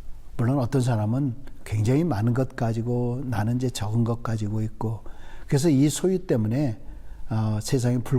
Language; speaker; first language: Korean; native; Korean